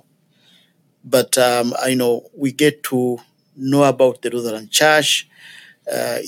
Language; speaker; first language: English; non-native, local second language; Ganda